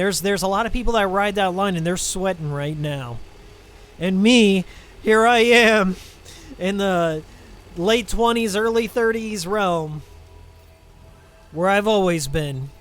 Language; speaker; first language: English; native; English